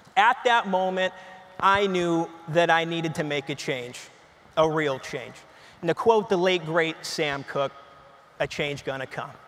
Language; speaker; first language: English; native; English